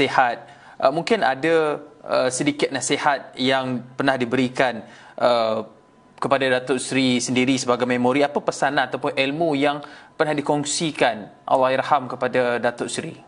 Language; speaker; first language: Malay; native; Malay